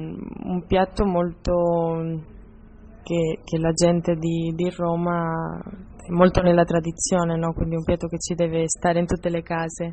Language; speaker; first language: Italian; non-native, fluent; Spanish